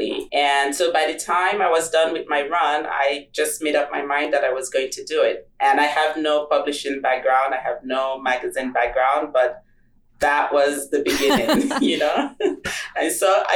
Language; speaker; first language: English; non-native, local second language; Igbo